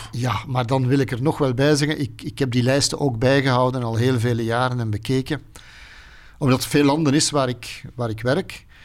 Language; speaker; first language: Dutch; native; Dutch